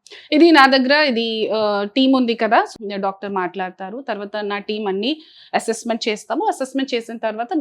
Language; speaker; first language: Telugu; non-native, local second language; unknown